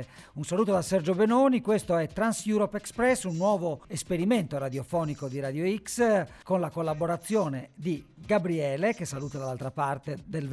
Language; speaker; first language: Italian; native; Italian